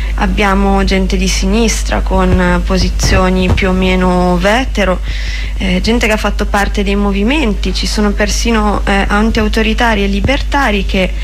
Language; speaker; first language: Italian; native; Italian